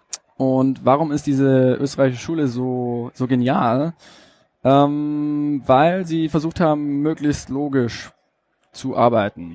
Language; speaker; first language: German; native; German